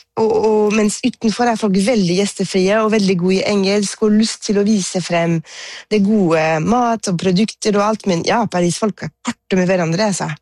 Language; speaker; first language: Norwegian; non-native, fluent; French